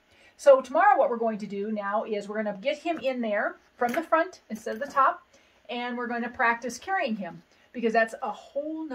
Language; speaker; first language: English; native; English